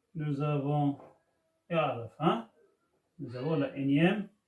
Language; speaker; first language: French; non-native, local second language; Arabic